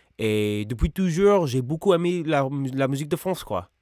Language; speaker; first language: French; non-native, learner; English